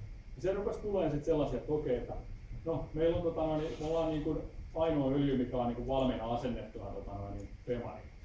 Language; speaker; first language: Finnish; native; Finnish